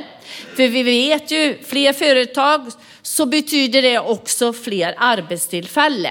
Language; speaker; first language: Swedish; native; Swedish